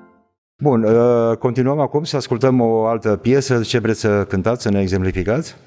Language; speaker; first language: Romanian; native; Romanian